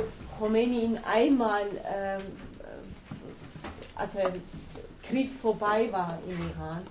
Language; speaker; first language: German; non-native, fluent; Persian